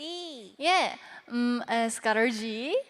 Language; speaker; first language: Spanish; non-native, learner; Korean